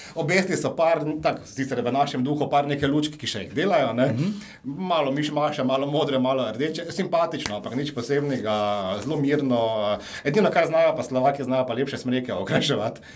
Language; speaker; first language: Slovenian; native; Slovenian